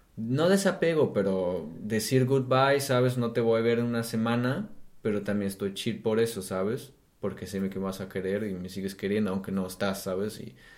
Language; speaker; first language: Spanish; non-native, fluent; German